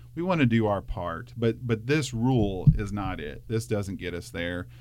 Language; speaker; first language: English; native; English